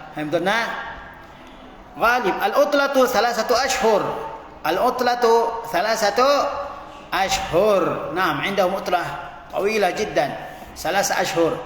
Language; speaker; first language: Arabic; non-native, fluent; Indonesian